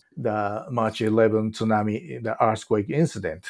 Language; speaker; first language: English; non-native, fluent; Japanese